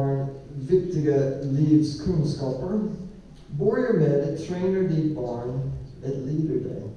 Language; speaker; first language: Swedish; non-native, learner; English